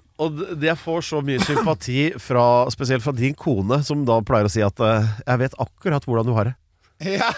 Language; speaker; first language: Norwegian; native; Norwegian